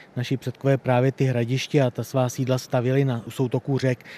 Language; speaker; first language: Czech; native; Czech